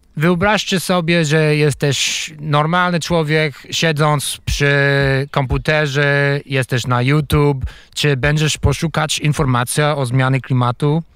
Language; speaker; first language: Polish; non-native, fluent; English